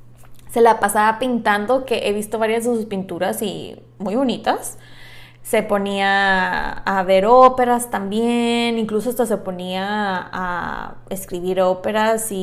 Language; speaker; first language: Spanish; native; Spanish